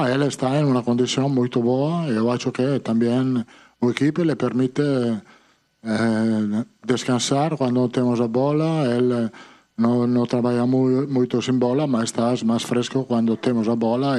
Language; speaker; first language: Portuguese; non-native, learner; Italian